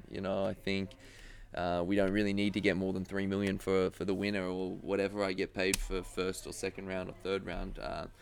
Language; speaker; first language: English; native; English